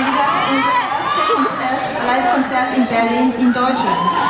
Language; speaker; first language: German; non-native, learner; Korean